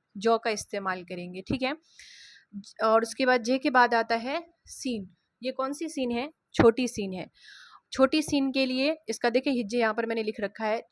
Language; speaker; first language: Hindi; native; Hindi